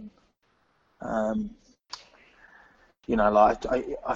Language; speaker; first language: English; native; English